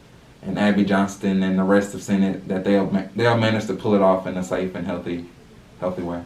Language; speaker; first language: English; native; English